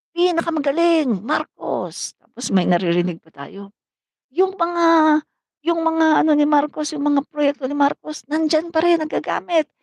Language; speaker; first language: Filipino; non-native, local second language; Cebuano